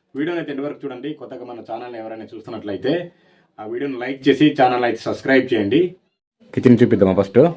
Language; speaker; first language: Telugu; non-native, local second language; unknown